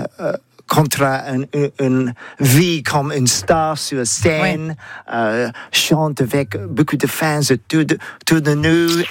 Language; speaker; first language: French; non-native, learner; English